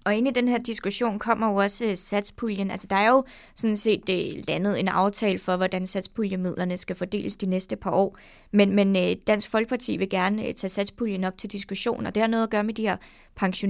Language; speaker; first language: Danish; native; Danish